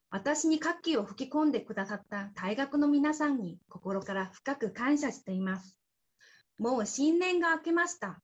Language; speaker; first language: Japanese; non-native, fluent; Korean